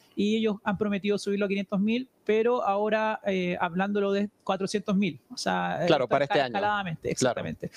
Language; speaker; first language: Spanish; native; Spanish